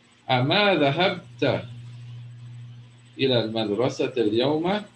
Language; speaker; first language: Arabic; non-native, fluent; English